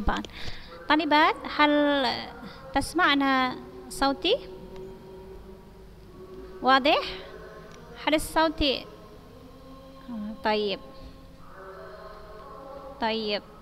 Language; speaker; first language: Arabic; non-native, fluent; Indonesian